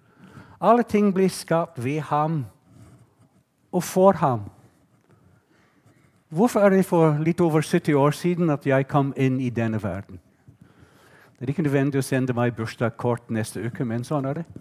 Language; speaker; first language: Norwegian; non-native, fluent; English